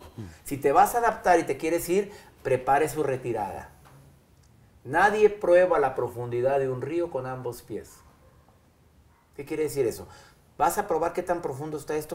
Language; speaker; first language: Spanish; native; Spanish